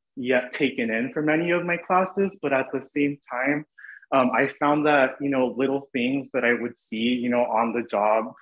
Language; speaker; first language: English; native; English